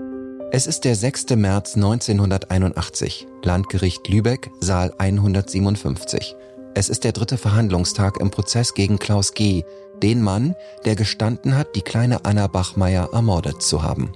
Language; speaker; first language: German; native; German